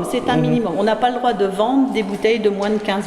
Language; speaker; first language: French; native; French